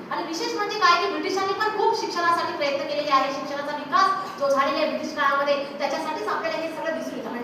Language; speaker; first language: Marathi; non-native, local second language; Urdu